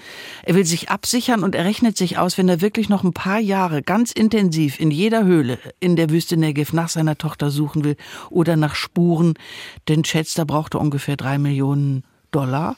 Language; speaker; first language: German; native; German